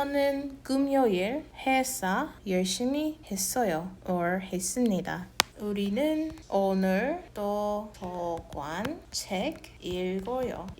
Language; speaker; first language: Korean; non-native, fluent; English